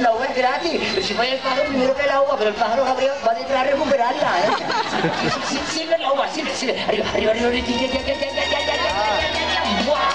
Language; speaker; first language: Spanish; native; Spanish